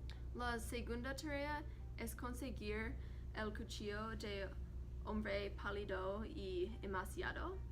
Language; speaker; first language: Spanish; non-native, learner; English